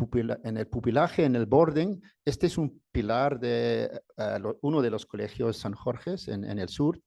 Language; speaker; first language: Spanish; non-native, fluent; English